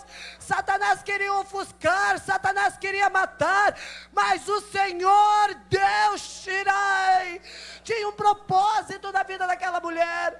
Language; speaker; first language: Portuguese; native; Portuguese